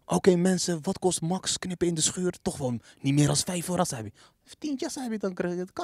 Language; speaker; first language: Dutch; early bilingual, other home language; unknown